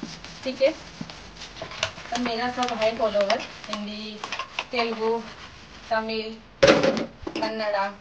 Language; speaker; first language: Hindi; non-native, local second language; Telugu